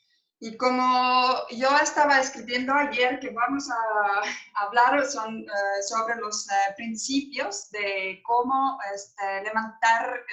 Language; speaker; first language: Spanish; non-native, fluent; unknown